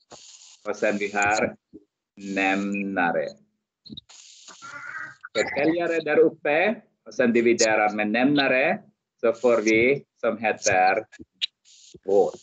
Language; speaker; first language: Swedish; non-native, fluent; Arabic